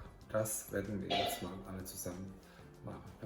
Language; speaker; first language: German; non-native, fluent; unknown